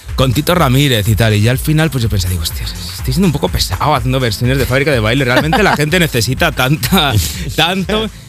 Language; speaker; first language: Spanish; native; Spanish